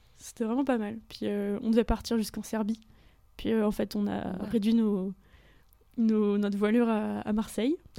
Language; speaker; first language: French; native; French